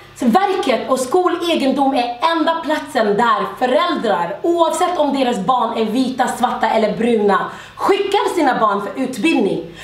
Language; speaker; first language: Swedish; early bilingual, other home language; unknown